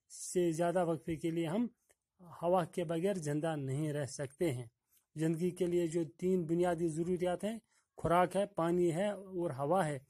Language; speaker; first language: Urdu; non-native, local second language; Kashmiri